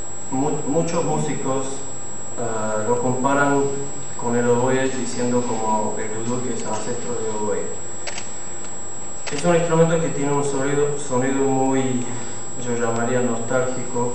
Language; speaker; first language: Spanish; non-native, fluent; Armenian